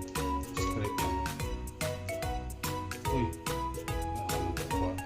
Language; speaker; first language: Filipino; native; Filipino